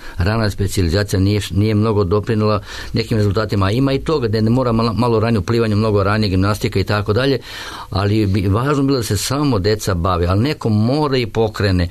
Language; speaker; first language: Serbian; native; Serbian